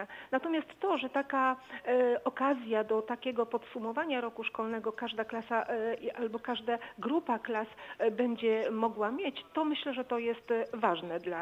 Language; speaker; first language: Polish; native; Polish